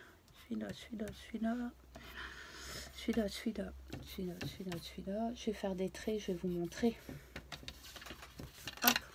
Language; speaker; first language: French; native; French